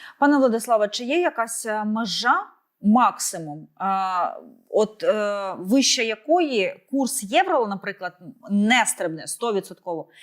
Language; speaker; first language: Ukrainian; native; Ukrainian